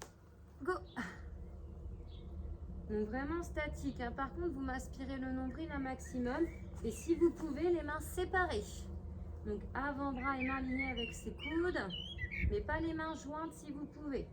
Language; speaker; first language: French; native; French